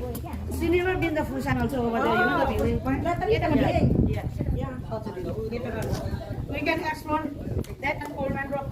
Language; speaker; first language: English; non-native, learner; Filipino